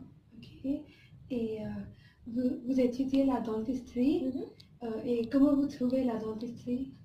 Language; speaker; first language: French; non-native, learner; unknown